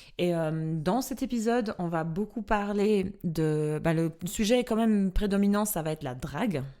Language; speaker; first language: French; non-native, fluent; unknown